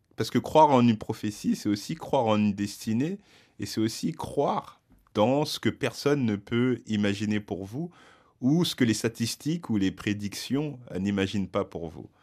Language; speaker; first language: French; native; French